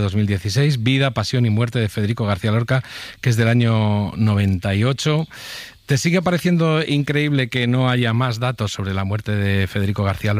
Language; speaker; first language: Spanish; native; Spanish